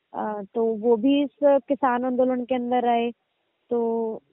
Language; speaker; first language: Hindi; native; Hindi